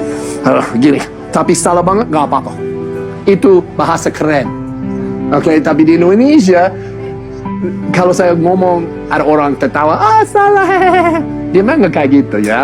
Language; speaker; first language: Indonesian; early bilingual, heritage; Indonesian